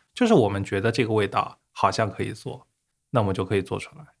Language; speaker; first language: Chinese; native; Chinese